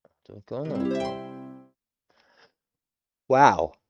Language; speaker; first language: Japanese; non-native, learner; English